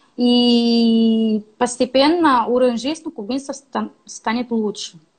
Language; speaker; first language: Russian; non-native, fluent; Spanish